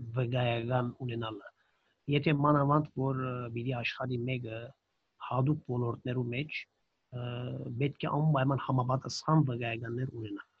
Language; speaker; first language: Armenian; early bilingual, heritage; Armenian